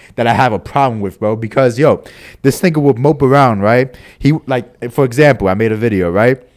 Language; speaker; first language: English; native; English